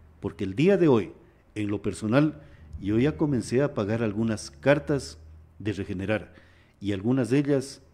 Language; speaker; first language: Spanish; native; Spanish